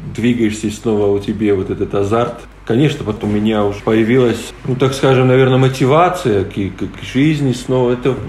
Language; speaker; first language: Russian; non-native, local second language; Polish